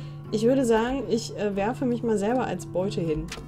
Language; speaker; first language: German; native; German